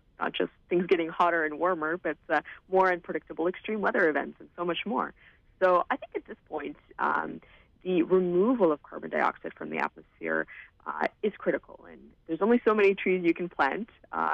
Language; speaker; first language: English; native; English